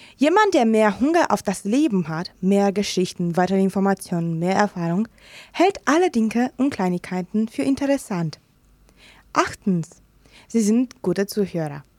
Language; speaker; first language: German; non-native, fluent; Romanian